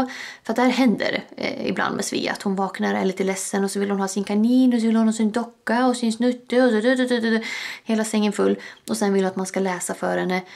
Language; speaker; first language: Swedish; native; Swedish